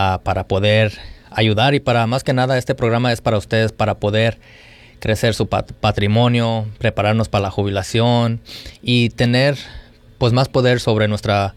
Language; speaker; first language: Spanish; early bilingual, heritage; Spanish